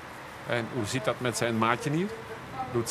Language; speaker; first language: Dutch; native; Dutch